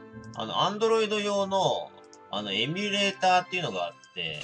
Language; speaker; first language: Japanese; native; Japanese